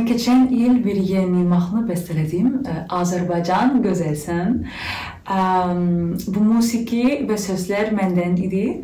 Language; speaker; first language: Azerbaijani; non-native, learner; German